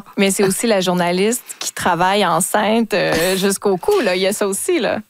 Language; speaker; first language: French; native; French